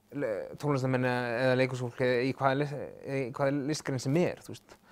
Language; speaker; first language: Icelandic; native; Icelandic